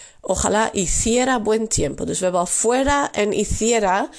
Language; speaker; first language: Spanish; non-native, fluent; Dutch